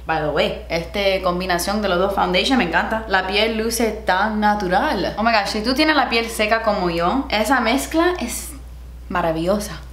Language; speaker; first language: Spanish; early bilingual, heritage; Spanish